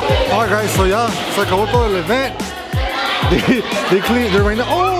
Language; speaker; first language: English; early bilingual, other home language; Spanish